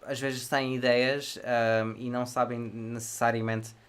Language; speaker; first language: Portuguese; non-native, fluent; English